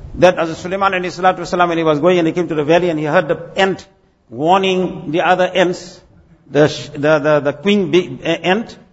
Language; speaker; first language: English; native; English